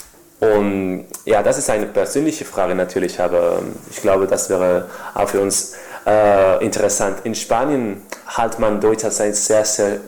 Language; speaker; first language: German; non-native, learner; Spanish